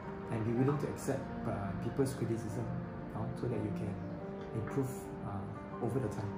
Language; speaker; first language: English; non-native, local second language; Chinese